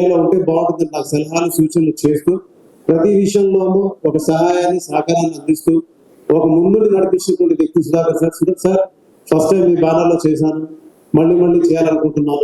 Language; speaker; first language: Telugu; native; Telugu